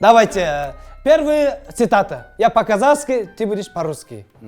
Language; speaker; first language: Russian; non-native, local second language; Kazakh